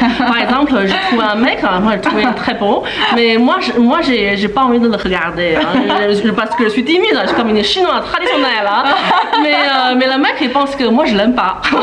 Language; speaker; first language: French; non-native, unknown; Chinese